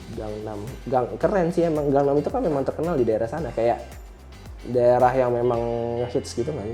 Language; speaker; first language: Indonesian; native; Indonesian